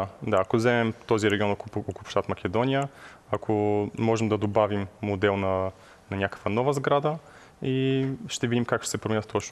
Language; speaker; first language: Bulgarian; native; Bulgarian